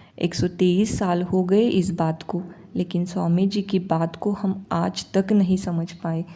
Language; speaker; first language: Hindi; native; Hindi